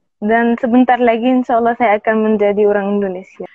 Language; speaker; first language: Indonesian; non-native, learner; Arabic